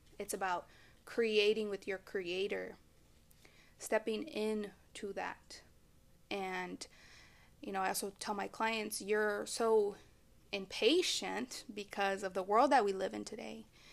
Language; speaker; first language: English; early bilingual, other home language; Spanish